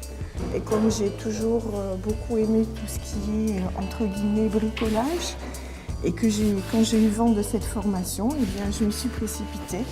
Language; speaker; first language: French; native; French